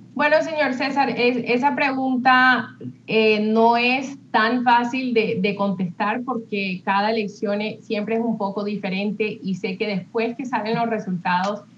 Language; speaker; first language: Spanish; early bilingual, heritage; Spanish